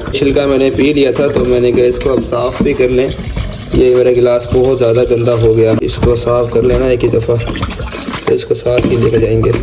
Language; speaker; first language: Urdu; native; Urdu